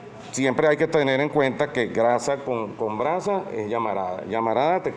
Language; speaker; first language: Spanish; native; Spanish